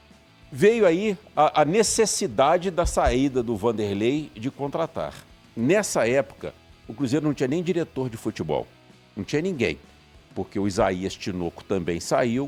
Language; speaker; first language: Portuguese; native; Portuguese